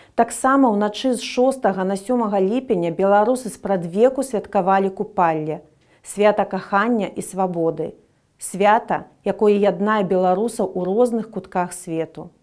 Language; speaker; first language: Belarusian; non-native, local second language; Russian